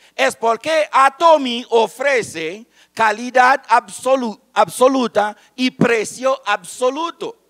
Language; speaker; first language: Spanish; non-native, fluent; Haitian Creole